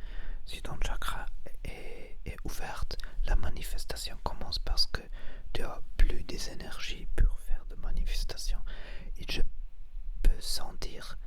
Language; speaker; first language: French; non-native, learner; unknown